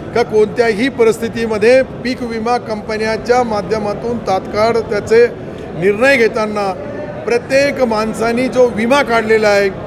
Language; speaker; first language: Marathi; non-native, local second language; Urdu